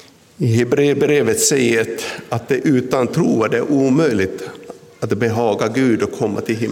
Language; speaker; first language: Swedish; non-native, local second language; Finnish